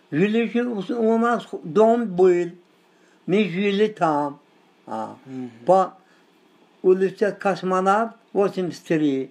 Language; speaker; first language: Russian; non-native, local second language; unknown